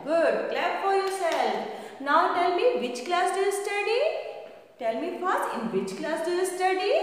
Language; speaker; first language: English; non-native, local second language; Hindi